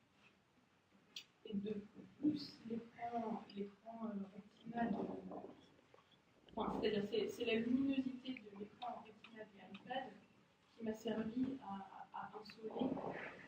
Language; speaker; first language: French; native; French